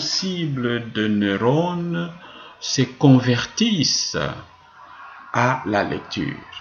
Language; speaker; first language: French; non-native, local second language; Swahili